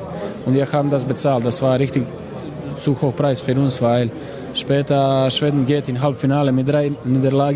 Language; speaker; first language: German; non-native, fluent; Croatian